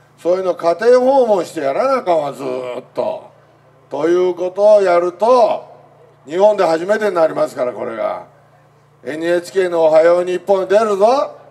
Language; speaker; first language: Japanese; native; Japanese